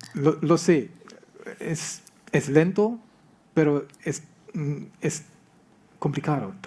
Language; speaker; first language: Spanish; non-native, learner; German